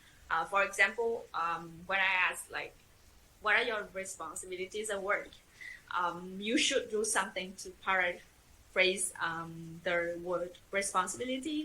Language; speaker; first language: English; non-native, fluent; Vietnamese